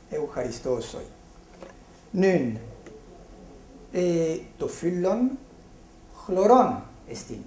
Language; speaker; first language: Greek; non-native, fluent; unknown